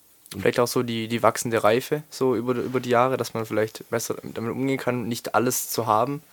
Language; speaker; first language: German; native; German